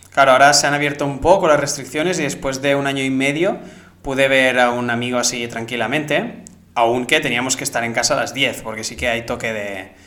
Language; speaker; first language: Spanish; native; Spanish